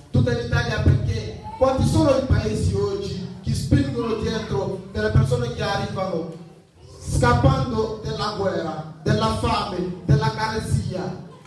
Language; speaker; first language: Italian; non-native, fluent; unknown